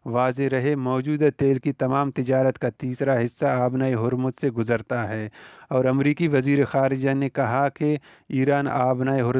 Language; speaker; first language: Urdu; non-native, local second language; Baluchi